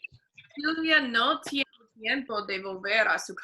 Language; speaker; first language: Spanish; non-native, fluent; English